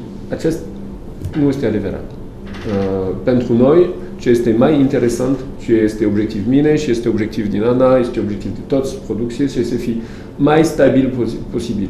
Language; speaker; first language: Romanian; non-native, learner; French